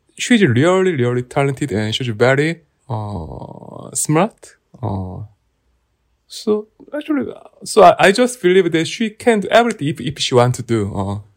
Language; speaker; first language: English; non-native, learner; Korean